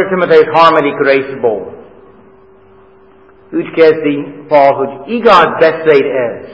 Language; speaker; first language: Hungarian; non-native, fluent; English